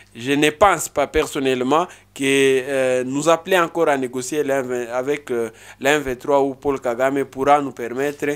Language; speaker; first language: French; non-native, local second language; Swahili